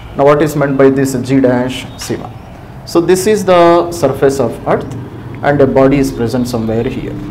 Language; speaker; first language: English; non-native, local second language; Telugu